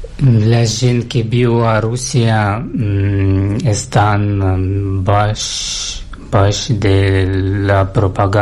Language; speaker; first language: Catalan; non-native, learner; Russian